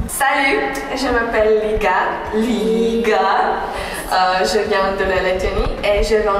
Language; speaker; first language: French; non-native, learner; Latvian